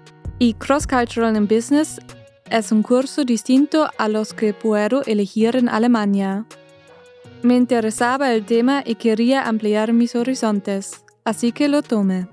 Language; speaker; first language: Spanish; non-native, fluent; German